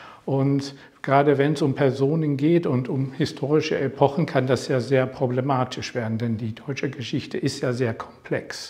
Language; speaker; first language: German; non-native, fluent; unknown